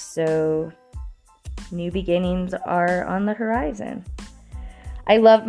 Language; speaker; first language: English; native; English